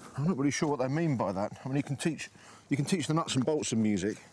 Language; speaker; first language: English; native; English